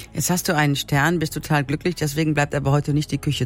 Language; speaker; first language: German; native; German